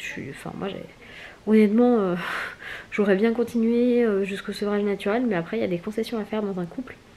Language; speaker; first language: French; native; French